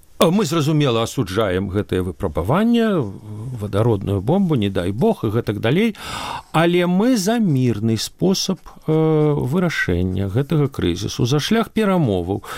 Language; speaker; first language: Belarusian; non-native, local second language; Russian